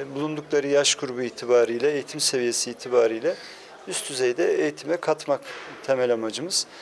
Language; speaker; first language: Turkish; native; Turkish